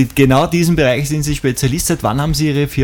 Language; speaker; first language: German; native; German